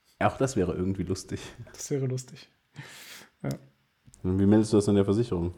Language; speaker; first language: German; native; German